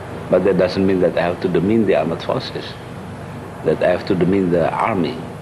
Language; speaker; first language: English; non-native, fluent; Indonesian